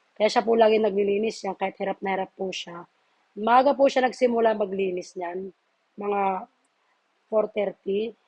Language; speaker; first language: Filipino; non-native, local second language; Waray